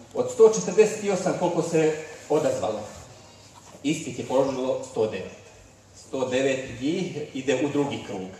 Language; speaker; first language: Bosnian; native; Bosnian